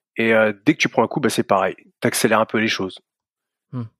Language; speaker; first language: French; native; French